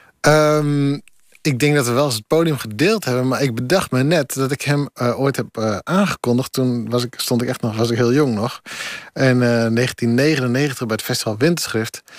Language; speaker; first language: Dutch; non-native, local second language; Western Frisian